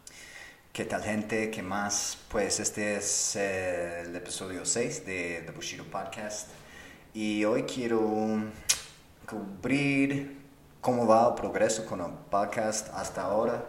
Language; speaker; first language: Spanish; non-native, fluent; English